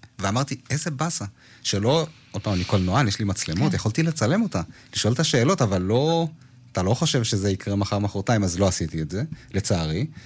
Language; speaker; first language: Hebrew; early bilingual, other home language; Amharic